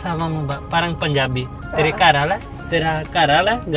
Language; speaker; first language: Filipino; non-native, learner; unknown